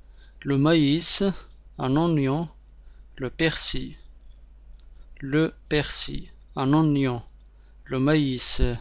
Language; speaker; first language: French; non-native, fluent; Arabic